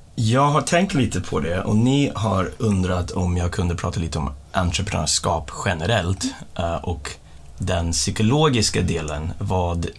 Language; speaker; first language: Swedish; non-native, fluent; English